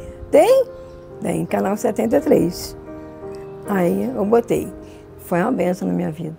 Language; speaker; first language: Portuguese; native; Portuguese